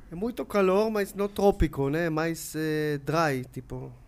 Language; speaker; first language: Portuguese; non-native, learner; Hebrew